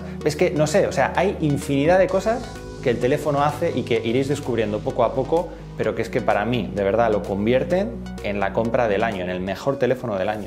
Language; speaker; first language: Spanish; native; Spanish